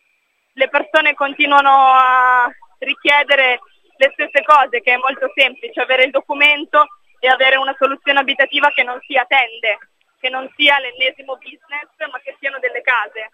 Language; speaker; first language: Italian; native; Italian